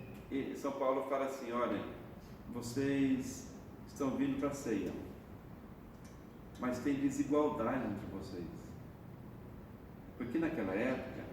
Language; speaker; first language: Portuguese; native; Portuguese